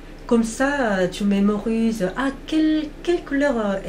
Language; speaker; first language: French; non-native, fluent; Korean